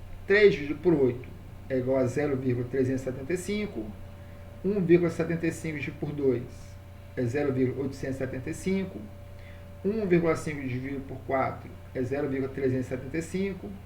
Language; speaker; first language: Portuguese; native; Portuguese